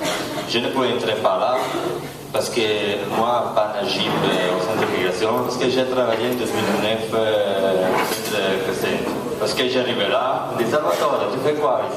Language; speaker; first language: French; non-native, learner; Italian